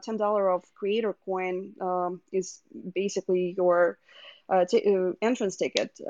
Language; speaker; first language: English; non-native, fluent; Russian